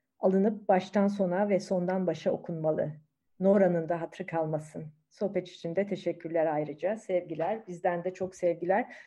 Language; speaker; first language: Turkish; native; Turkish